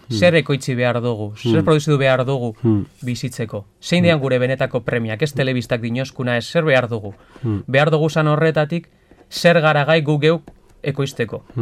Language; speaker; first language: Basque; non-native, local second language; Spanish